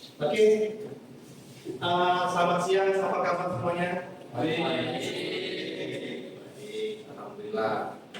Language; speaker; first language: Indonesian; native; Indonesian